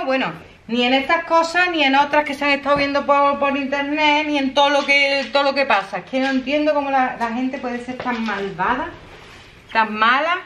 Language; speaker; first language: Spanish; native; Spanish